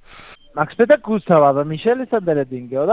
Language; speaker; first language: German; non-native, fluent; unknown